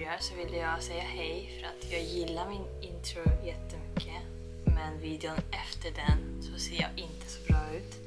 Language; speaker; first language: Swedish; early bilingual, heritage; Korean